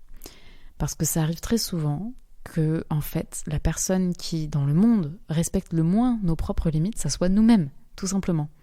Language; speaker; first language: French; native; French